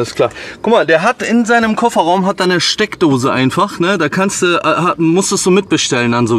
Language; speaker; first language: German; native; German